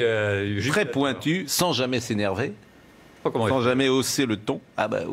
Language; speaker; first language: French; native; French